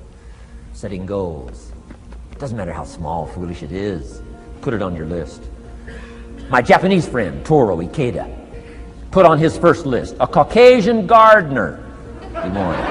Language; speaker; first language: English; native; English